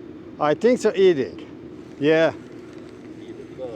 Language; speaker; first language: English; non-native, learner; Persian